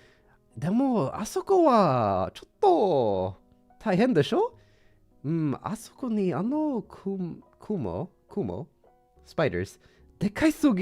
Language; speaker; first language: Japanese; non-native, learner; English